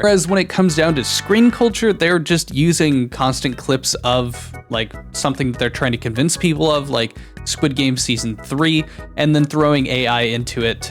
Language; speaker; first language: English; native; English